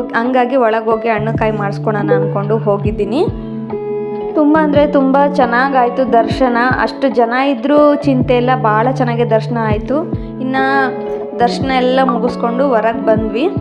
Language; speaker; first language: Kannada; native; Kannada